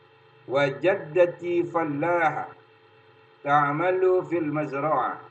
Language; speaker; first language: Arabic; non-native, fluent; Indonesian